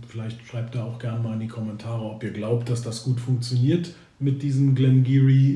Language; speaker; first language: German; native; German